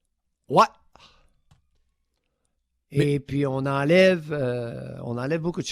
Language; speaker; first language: French; native; French